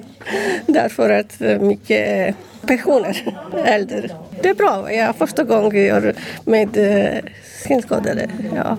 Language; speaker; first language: Swedish; non-native, learner; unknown